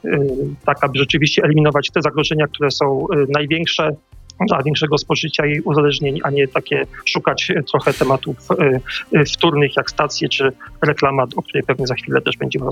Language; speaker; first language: Polish; native; Polish